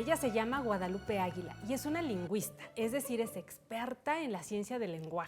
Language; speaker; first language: Spanish; native; Spanish